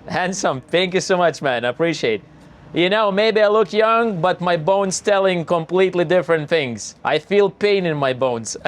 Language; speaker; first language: English; non-native, learner; Lithuanian